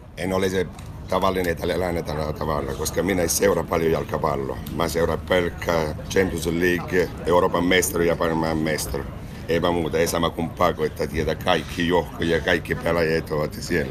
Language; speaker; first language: Finnish; non-native, learner; Italian